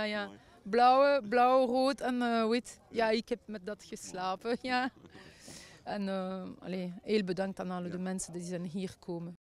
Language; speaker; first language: Dutch; non-native, local second language; French